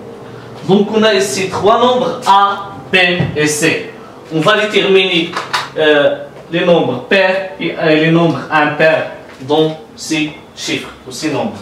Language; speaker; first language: French; non-native, local second language; Arabic